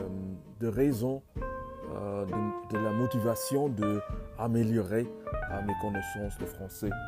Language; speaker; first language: French; non-native, learner; English